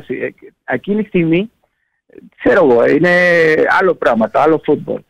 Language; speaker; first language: Greek; non-native, learner; Spanish